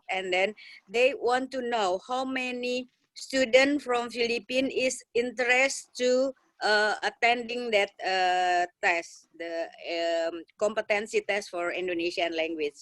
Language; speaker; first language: English; non-native, learner; Indonesian